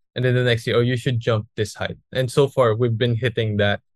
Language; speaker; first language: English; non-native, local second language; Filipino